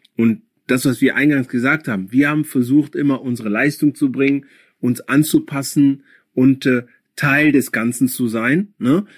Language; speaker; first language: German; early bilingual, other home language; Akan